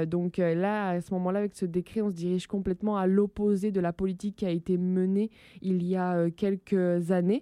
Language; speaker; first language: French; native; French